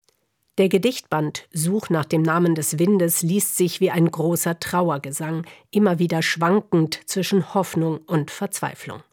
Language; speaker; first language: German; native; German